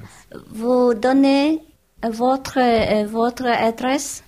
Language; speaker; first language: French; non-native, learner; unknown